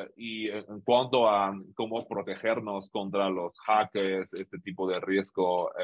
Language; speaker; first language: Spanish; non-native, fluent; Chinese